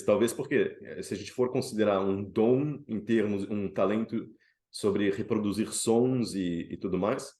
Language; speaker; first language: Portuguese; native; Portuguese